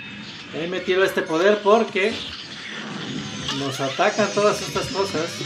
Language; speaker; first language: Spanish; native; Spanish